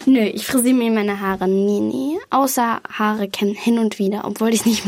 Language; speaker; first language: German; native; German